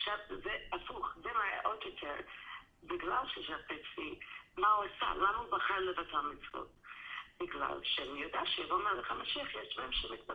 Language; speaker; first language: Hebrew; non-native, fluent; English